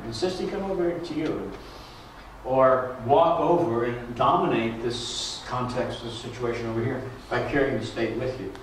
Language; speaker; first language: English; native; English